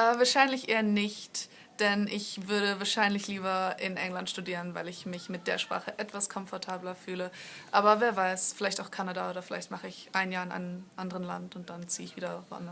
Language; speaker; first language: German; early bilingual, heritage; German